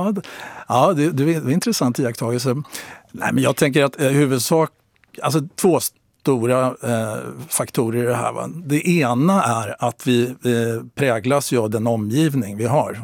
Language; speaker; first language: Swedish; native; Swedish